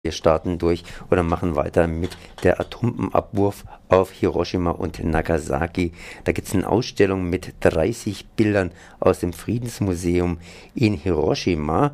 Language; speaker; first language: German; native; German